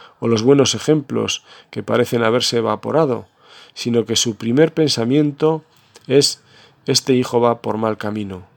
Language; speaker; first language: Spanish; native; Spanish